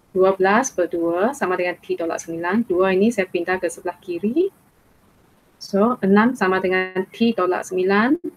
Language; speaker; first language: Malay; non-native, local second language; Chinese